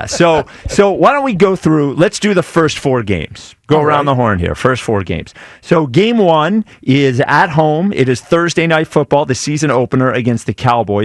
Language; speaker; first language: English; native; English